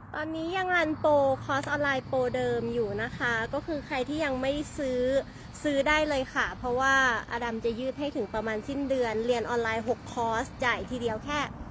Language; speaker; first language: Thai; native; Thai